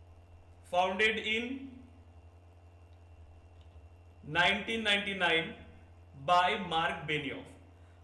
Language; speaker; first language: Hindi; native; Hindi